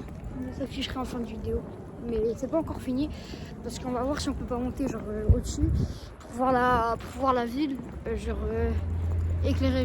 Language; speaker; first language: French; native; French